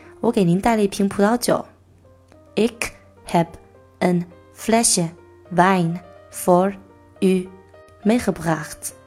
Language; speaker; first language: Dutch; non-native, learner; Chinese